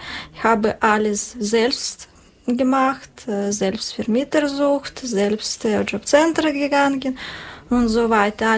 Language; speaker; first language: German; non-native, learner; Russian